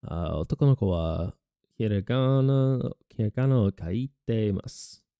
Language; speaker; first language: Japanese; non-native, learner; English